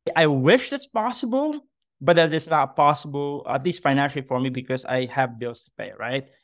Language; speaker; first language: English; non-native, local second language; Filipino